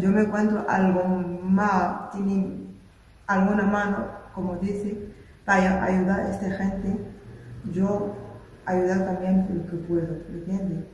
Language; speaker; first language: Spanish; non-native, local second language; Arabic